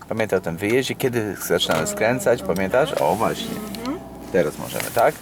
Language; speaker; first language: Polish; native; Polish